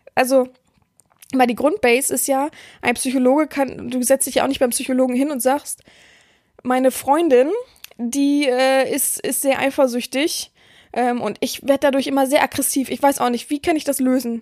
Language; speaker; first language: German; native; German